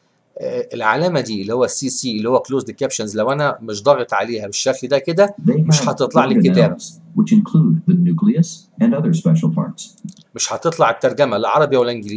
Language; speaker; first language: Arabic; native; Arabic